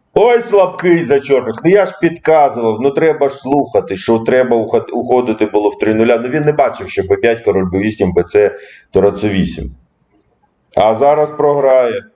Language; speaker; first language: Ukrainian; non-native, local second language; Russian